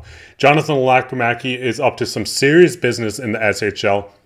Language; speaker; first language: English; native; English